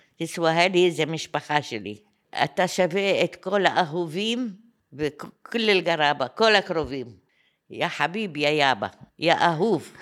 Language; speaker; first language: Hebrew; non-native, fluent; Arabic